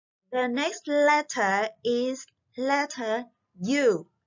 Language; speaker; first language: English; non-native, fluent; Vietnamese